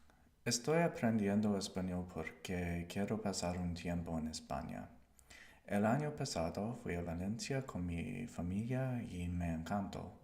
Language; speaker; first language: Spanish; non-native, learner; English